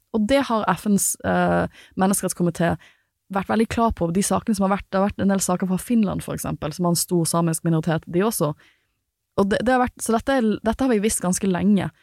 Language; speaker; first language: Norwegian; native; Norwegian